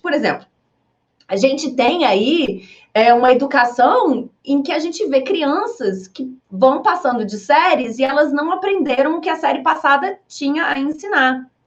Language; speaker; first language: Portuguese; early bilingual, heritage; Portuguese